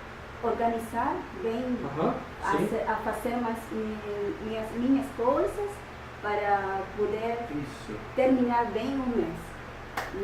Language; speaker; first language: Portuguese; non-native, fluent; Spanish